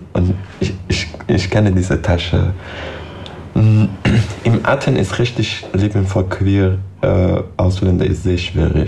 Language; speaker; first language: German; non-native, learner; Persian